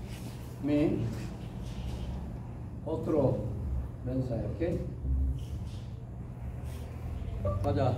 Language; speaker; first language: Spanish; non-native, learner; Korean